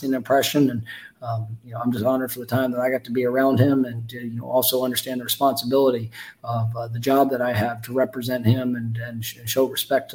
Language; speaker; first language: English; native; English